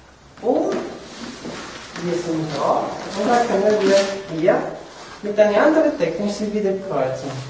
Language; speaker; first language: German; non-native, fluent; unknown